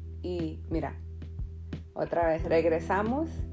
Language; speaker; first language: Spanish; early bilingual, other home language; English